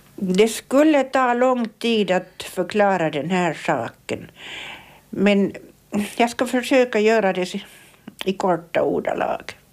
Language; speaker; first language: Swedish; native; Swedish